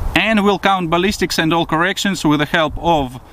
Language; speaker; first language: English; non-native, fluent; Russian